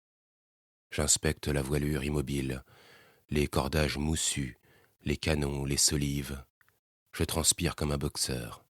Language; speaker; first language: French; native; French